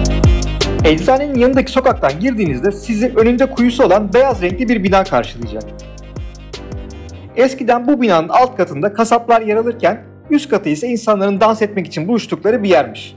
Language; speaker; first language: Turkish; native; Turkish